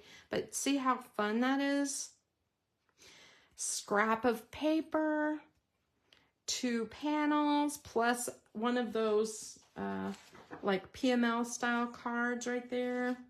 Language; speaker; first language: English; native; English